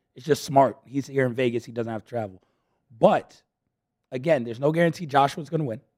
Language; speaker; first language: English; early bilingual, other home language; Spanish